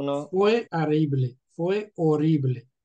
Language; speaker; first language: Spanish; non-native, fluent; Urdu